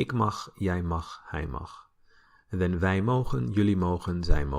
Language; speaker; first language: Dutch; non-native, fluent; English